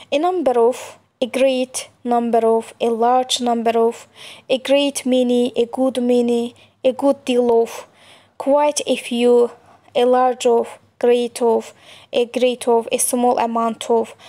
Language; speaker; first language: English; non-native, fluent; Azerbaijani